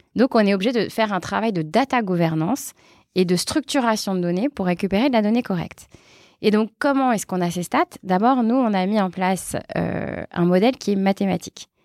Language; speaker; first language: French; native; French